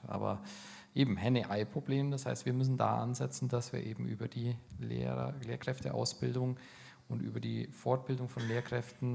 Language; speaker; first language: German; native; German